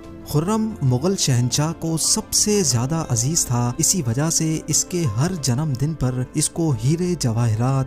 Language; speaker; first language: Urdu; native; Urdu